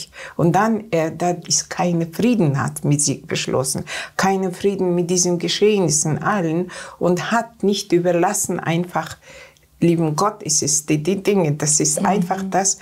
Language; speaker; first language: German; non-native, learner; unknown